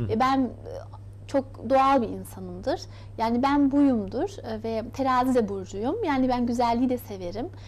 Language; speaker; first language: Turkish; early bilingual, heritage; Turkish